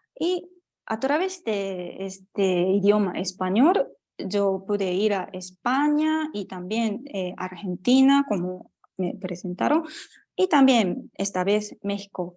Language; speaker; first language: Spanish; non-native, fluent; Japanese